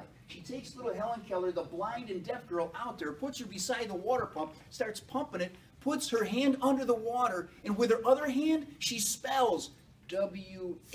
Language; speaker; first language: English; native; English